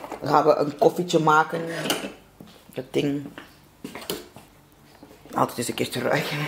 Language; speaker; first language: Dutch; native; Dutch